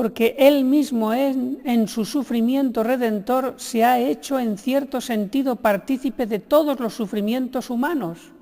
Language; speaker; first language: Spanish; native; Spanish